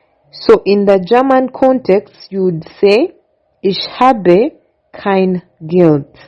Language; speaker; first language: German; non-native, learner; English